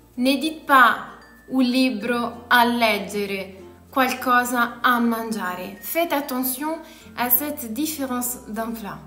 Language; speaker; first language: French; non-native, fluent; Italian